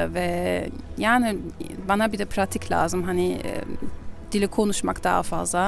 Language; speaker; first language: Turkish; early bilingual, heritage; German